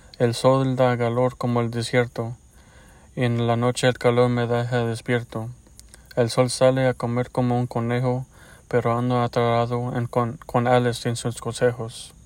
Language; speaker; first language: Spanish; early bilingual, heritage; Spanish